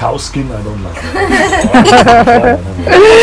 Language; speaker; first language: English; non-native, fluent; German